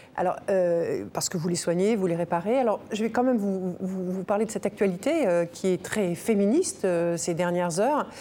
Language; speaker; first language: French; native; French